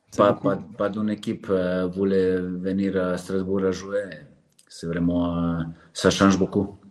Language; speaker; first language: French; non-native, learner; Serbian